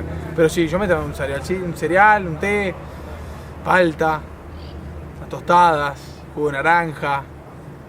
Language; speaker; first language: Spanish; native; Spanish